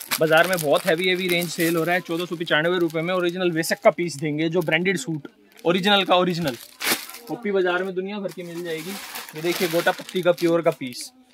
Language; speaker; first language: Hindi; native; Hindi